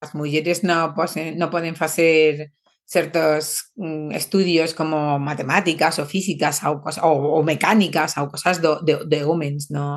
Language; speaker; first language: Portuguese; non-native, fluent; Spanish